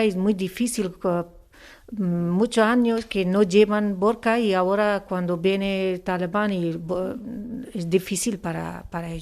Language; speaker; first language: Spanish; non-native, learner; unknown